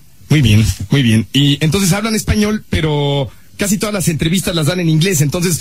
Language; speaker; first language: Spanish; native; Spanish